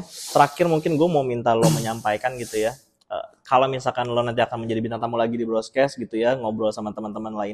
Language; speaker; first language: Indonesian; native; Indonesian